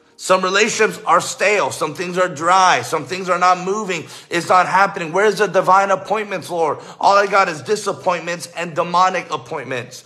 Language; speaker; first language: English; native; English